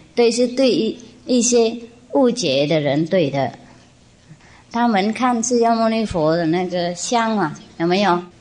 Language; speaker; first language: Chinese; non-native, fluent; Vietnamese